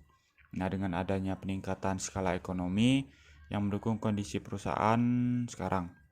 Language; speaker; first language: Indonesian; native; Indonesian